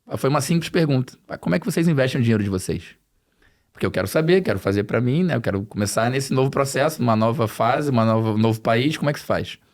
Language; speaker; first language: Portuguese; native; Portuguese